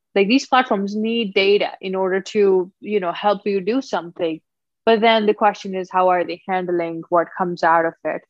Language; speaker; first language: English; non-native, local second language; Punjabi